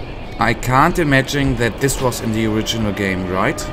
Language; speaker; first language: English; non-native, fluent; German